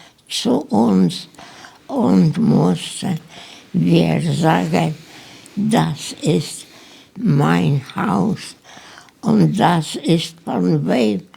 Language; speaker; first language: German; non-native, learner; Polish